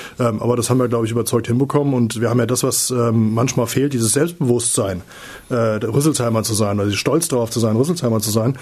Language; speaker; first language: German; native; German